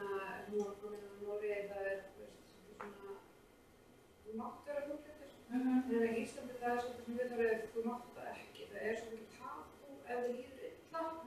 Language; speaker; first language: Icelandic; non-native, learner; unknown